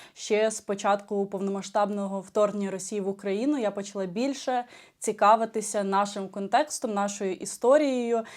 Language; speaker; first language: Ukrainian; non-native, local second language; Russian